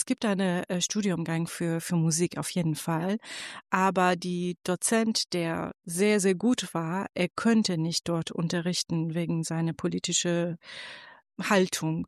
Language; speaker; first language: German; non-native, fluent; Persian